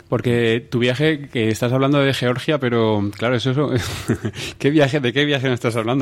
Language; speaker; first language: Spanish; native; Spanish